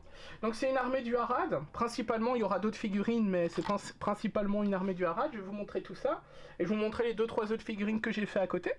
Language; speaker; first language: French; native; French